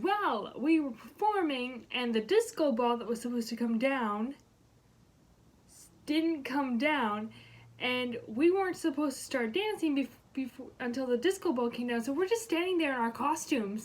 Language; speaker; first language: English; native; English